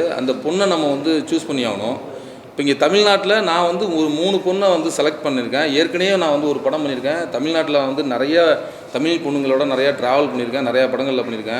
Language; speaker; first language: Tamil; native; Tamil